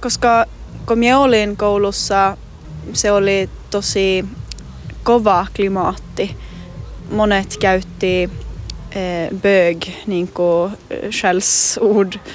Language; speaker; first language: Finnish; non-native, local second language; Swedish